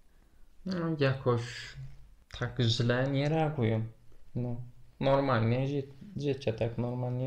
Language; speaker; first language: Polish; non-native, learner; Turkish